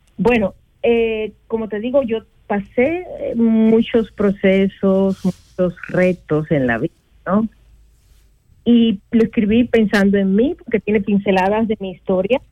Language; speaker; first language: Spanish; native; Spanish